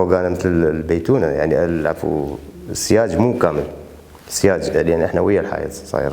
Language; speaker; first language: Arabic; native; Arabic